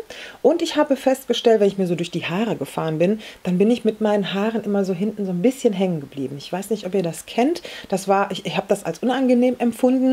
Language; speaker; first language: German; native; German